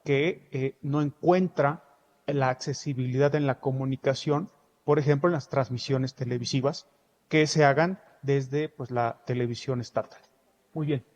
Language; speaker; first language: Spanish; native; Spanish